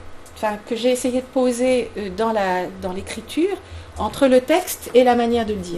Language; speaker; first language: French; native; French